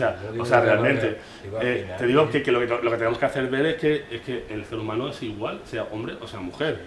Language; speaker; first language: Spanish; native; Spanish